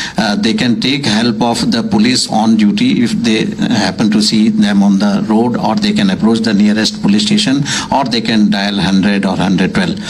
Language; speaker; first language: English; non-native, local second language; Bangla